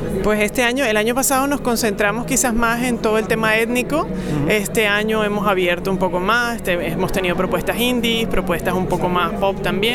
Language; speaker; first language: Spanish; native; Spanish